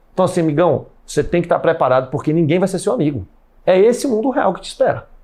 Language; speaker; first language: Portuguese; native; Portuguese